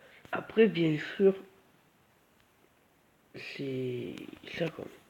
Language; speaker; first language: French; native; French